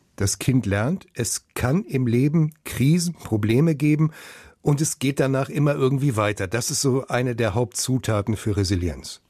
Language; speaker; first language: German; native; German